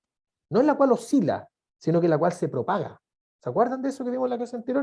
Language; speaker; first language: Spanish; native; Spanish